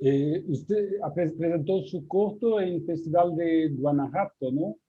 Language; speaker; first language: Spanish; non-native, fluent; Portuguese